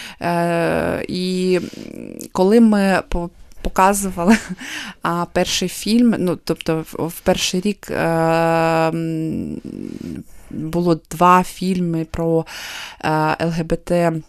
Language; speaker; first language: Ukrainian; non-native, local second language; Russian